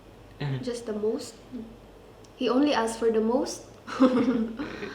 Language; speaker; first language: English; non-native, local second language; Cebuano